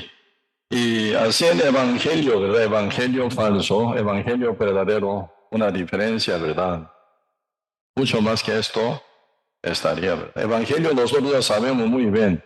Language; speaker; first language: Spanish; non-native, learner; Korean